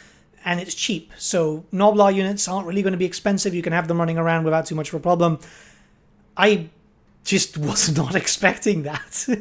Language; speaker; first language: English; native; English